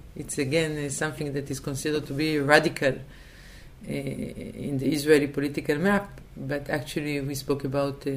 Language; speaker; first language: English; non-native, fluent; Hebrew